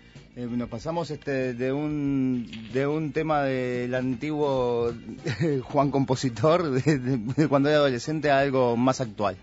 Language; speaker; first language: Spanish; native; Spanish